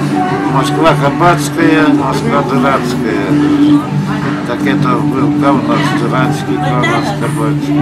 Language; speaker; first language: Russian; non-native, local second language; Lithuanian